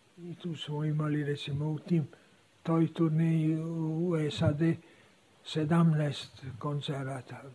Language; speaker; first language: Serbian; native; Serbian